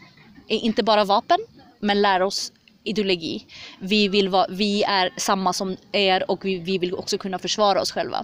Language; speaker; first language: Swedish; early bilingual, other home language; Kurdish